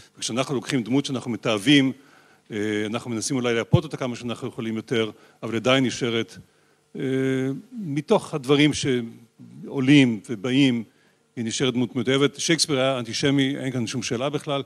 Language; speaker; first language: Hebrew; native; Hebrew